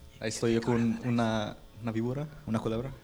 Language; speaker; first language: Spanish; early bilingual, heritage; Spanish